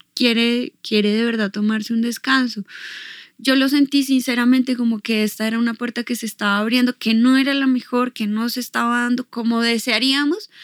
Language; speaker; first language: Spanish; native; Spanish